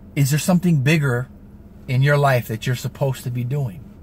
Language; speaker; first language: English; native; English